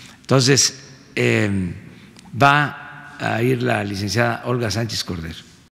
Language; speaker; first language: Spanish; native; Spanish